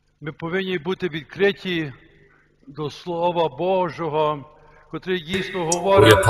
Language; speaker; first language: Ukrainian; early bilingual, heritage; Ukrainian